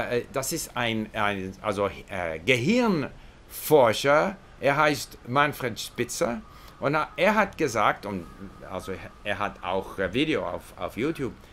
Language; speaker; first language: German; non-native, learner; English